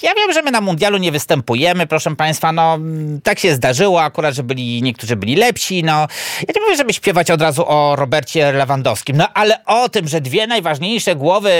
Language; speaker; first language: Polish; native; Polish